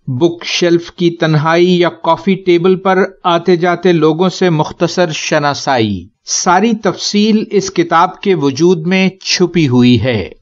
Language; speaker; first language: Urdu; native; Urdu